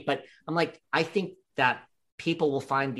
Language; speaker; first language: English; native; English